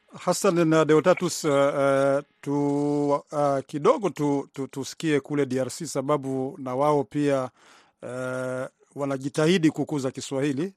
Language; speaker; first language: Swahili; non-native, local second language; Rundi